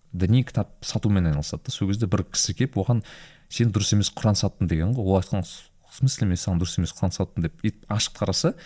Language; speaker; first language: Kazakh; native; Kazakh